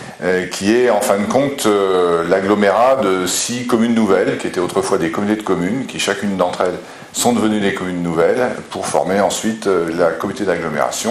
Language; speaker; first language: French; native; French